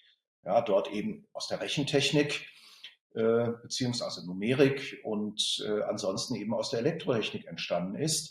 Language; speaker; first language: German; native; German